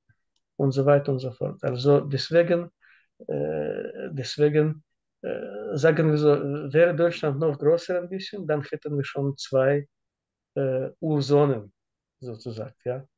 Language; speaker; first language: German; non-native, learner; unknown